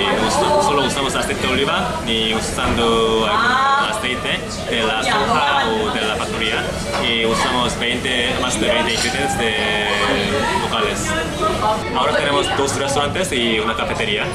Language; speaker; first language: Spanish; non-native, learner; Korean